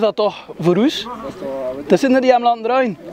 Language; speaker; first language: Dutch; native; Dutch